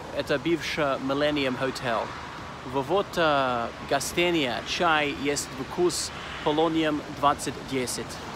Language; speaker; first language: Russian; non-native, learner; English